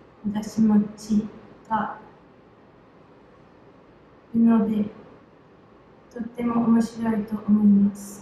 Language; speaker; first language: Japanese; non-native, learner; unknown